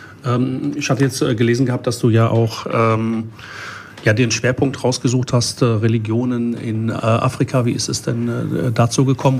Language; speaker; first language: German; early bilingual, other home language; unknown